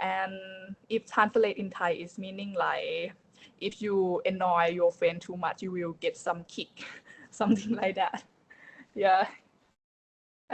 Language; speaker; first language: English; non-native, learner; Thai